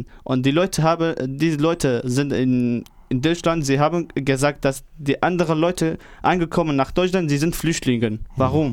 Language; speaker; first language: German; non-native, learner; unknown